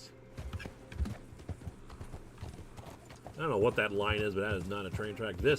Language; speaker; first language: English; native; English